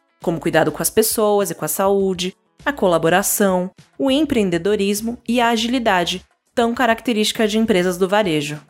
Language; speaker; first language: Portuguese; native; Portuguese